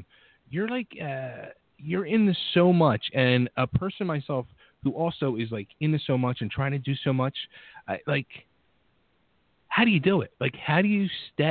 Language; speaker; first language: English; native; English